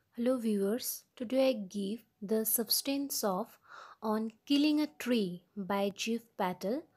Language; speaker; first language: English; non-native, local second language; Bangla